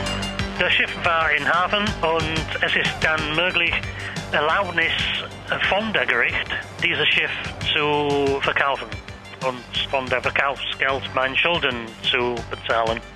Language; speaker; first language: German; non-native, learner; English